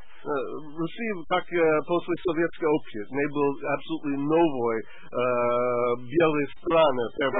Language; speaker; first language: Russian; non-native, learner; English